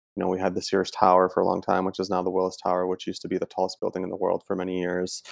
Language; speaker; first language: English; early bilingual, other home language; Italian